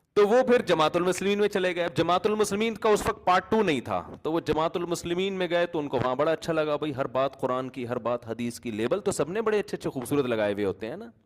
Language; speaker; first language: Urdu; native; Urdu